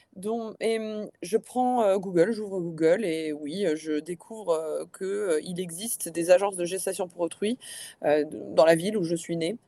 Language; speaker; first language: French; native; French